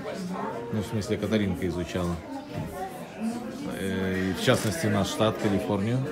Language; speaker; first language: Russian; native; Russian